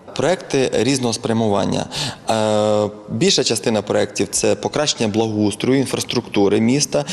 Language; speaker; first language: Ukrainian; native; Ukrainian